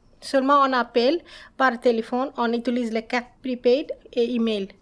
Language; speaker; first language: French; non-native, learner; Bangla